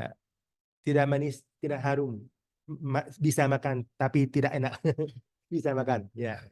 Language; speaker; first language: Indonesian; non-native, learner; Thai